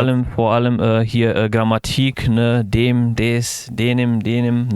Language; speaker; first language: German; non-native, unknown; Bosnian